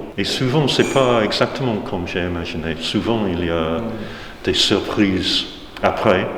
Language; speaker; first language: French; non-native, fluent; English